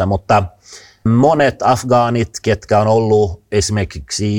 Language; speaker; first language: Finnish; non-native, fluent; Swedish